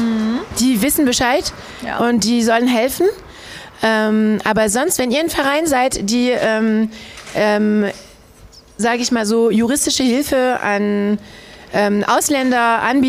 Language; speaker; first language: German; non-native, fluent; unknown